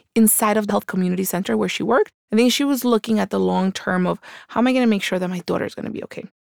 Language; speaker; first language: English; early bilingual, other home language; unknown